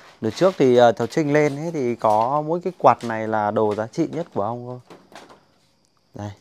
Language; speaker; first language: Vietnamese; non-native, local second language; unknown